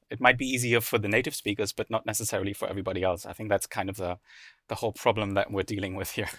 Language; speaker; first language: English; non-native, fluent; German